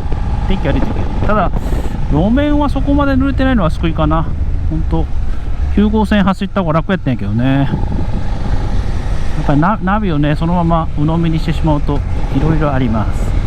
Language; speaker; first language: Japanese; native; Japanese